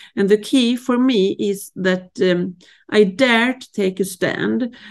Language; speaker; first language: English; non-native, fluent; Swedish